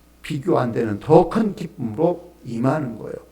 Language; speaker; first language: Korean; native; Korean